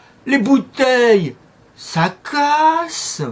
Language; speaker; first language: French; native; French